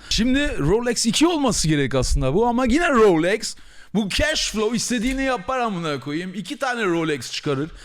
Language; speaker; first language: Turkish; native; Turkish